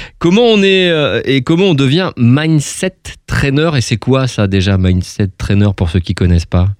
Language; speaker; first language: French; native; French